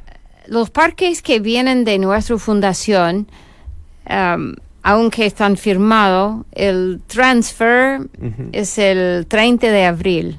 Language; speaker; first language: Spanish; non-native, fluent; English